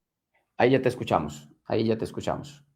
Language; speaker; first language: Spanish; native; Spanish